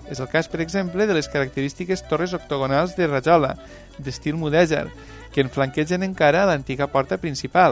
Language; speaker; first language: Catalan; native; Catalan